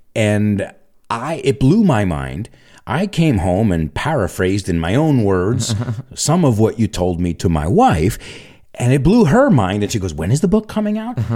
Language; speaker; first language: English; native; English